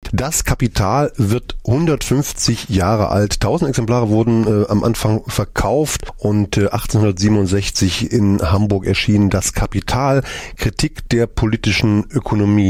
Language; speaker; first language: German; native; German